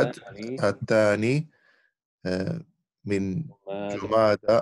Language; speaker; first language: Arabic; non-native, learner; English